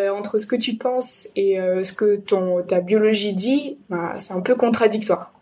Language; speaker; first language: French; native; French